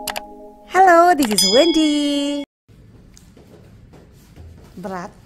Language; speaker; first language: English; non-native, local second language; Hiligaynon